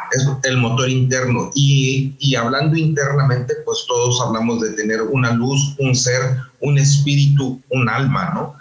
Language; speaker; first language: Spanish; native; Spanish